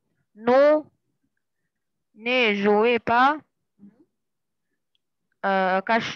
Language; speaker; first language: French; non-native, learner; Arabic